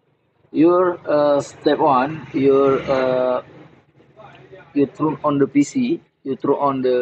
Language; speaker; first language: English; non-native, learner; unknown